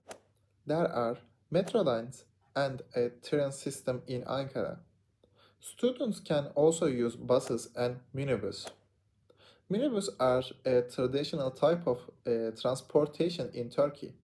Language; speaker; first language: English; non-native, learner; Turkish